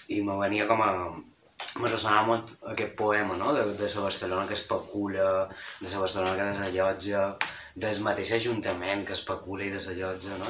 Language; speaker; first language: Catalan; native; Catalan